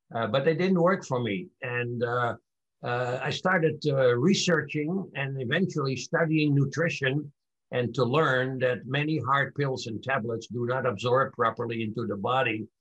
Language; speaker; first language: English; non-native, fluent; Dutch